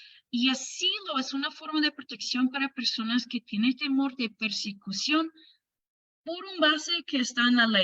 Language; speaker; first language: Spanish; non-native, fluent; English